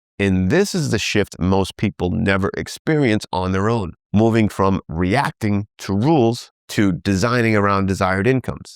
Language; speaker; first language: English; native; English